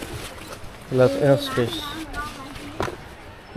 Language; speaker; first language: English; non-native, fluent; Urdu